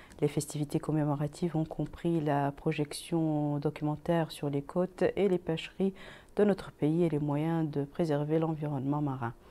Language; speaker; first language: French; non-native, local second language; Arabic